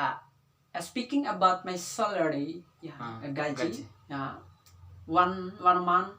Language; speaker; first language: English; non-native, learner; Indonesian